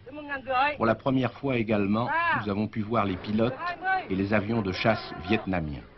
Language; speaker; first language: French; native; French